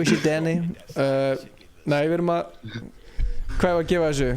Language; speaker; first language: Icelandic; native; Icelandic